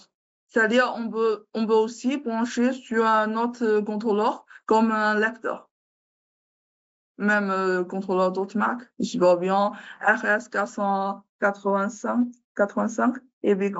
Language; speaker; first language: French; non-native, learner; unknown